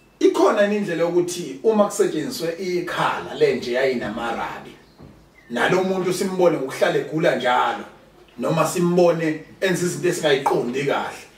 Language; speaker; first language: Zulu; native; Zulu